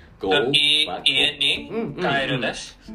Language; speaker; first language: Japanese; non-native, learner; English